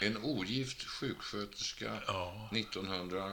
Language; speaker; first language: Swedish; native; Swedish